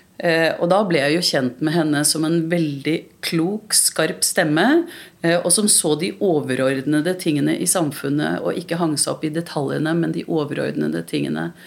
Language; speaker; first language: Norwegian; early bilingual, other home language; Urdu